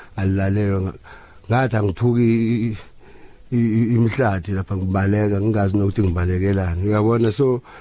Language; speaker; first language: Zulu; native; Zulu